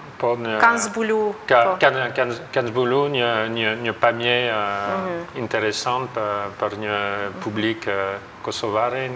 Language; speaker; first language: Albanian; non-native, learner; French